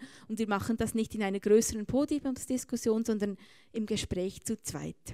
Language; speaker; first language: German; native; German